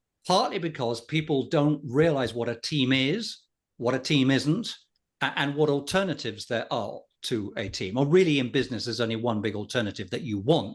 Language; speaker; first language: English; native; English